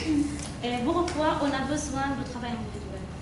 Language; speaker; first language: French; non-native, fluent; Arabic